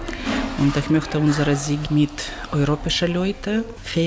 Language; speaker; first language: German; non-native, learner; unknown